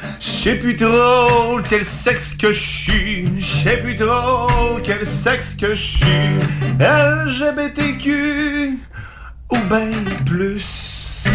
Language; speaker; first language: French; native; French